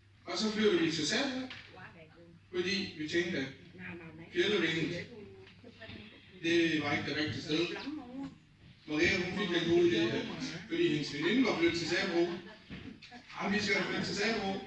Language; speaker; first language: Danish; early bilingual, other home language; Vietnamese